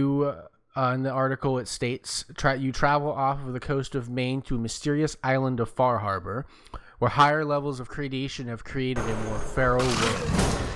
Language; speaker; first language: English; native; English